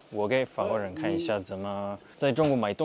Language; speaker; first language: Chinese; non-native, fluent; French